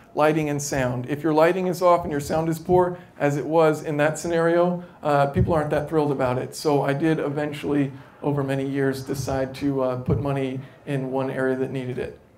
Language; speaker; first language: English; native; English